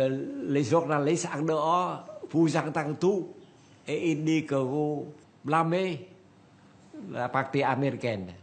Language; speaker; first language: French; non-native, learner; Vietnamese